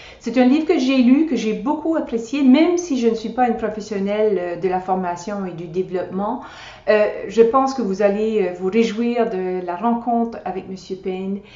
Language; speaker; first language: French; native; French